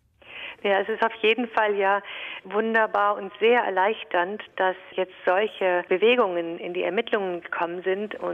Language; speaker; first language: German; native; German